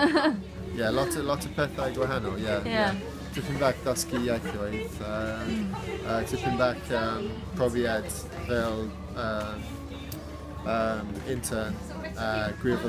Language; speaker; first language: Welsh; non-native, learner; English